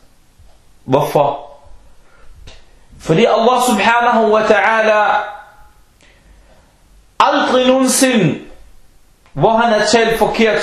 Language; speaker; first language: Danish; non-native, local second language; Arabic